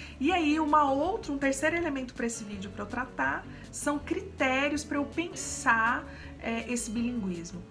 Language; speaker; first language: Portuguese; native; Portuguese